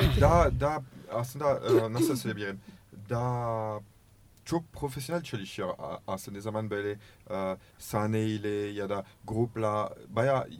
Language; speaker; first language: Turkish; non-native, learner; French